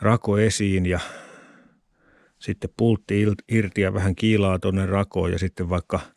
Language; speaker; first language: Finnish; native; Finnish